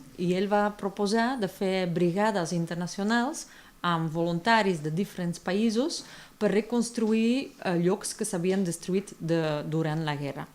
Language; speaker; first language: Catalan; non-native, fluent; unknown